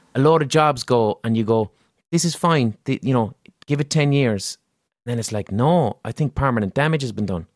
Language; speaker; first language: English; native; English